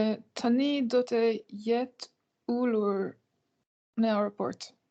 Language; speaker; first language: Albanian; non-native, learner; Norwegian